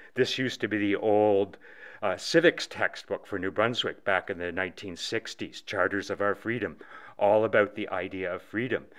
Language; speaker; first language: English; native; English